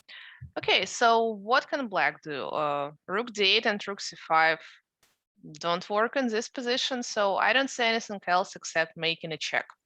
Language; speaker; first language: English; non-native, fluent; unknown